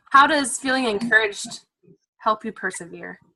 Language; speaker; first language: English; native; English